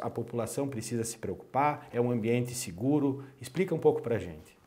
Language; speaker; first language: Portuguese; native; Portuguese